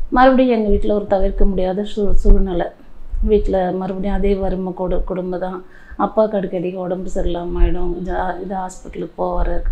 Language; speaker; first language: Tamil; native; Tamil